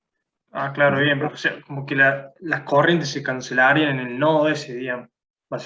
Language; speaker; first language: Spanish; native; Spanish